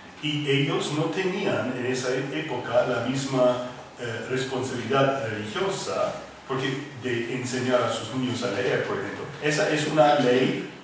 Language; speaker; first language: Spanish; non-native, fluent; English